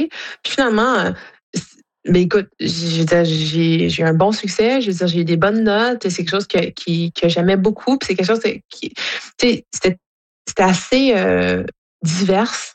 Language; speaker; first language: French; native; French